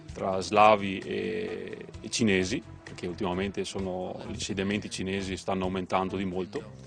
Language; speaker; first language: Italian; native; Italian